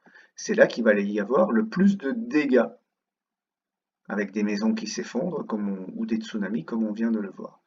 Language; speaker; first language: French; native; French